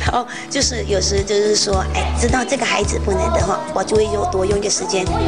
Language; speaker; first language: Chinese; native; Chinese